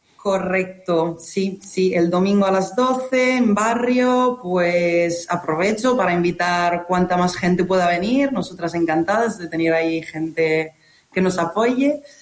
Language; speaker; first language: Spanish; non-native, fluent; Italian